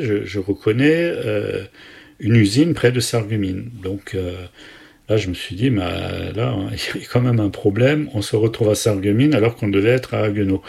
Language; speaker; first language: French; native; French